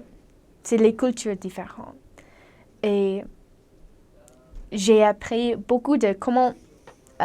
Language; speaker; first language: French; non-native, learner; English